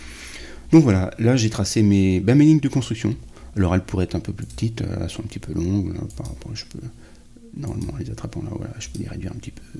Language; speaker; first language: French; native; French